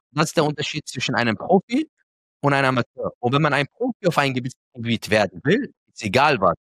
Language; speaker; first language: German; early bilingual, other home language; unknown